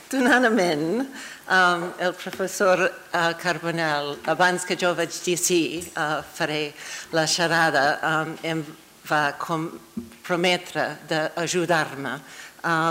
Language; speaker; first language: Catalan; non-native, fluent; English